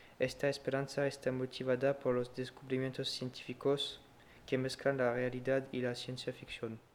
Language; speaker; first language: Spanish; non-native, learner; French